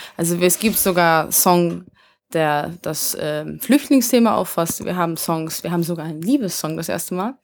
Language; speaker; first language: German; early bilingual, other home language; Hungarian